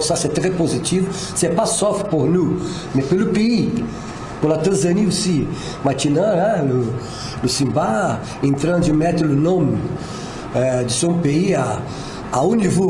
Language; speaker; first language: French; non-native, fluent; Portuguese